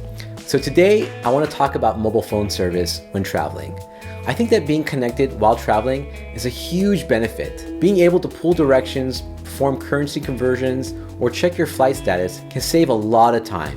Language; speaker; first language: English; native; English